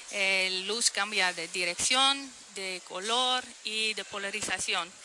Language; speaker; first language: Spanish; non-native, fluent; Dutch